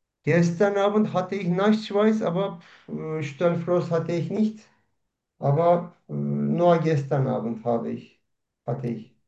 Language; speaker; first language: German; non-native, learner; Turkish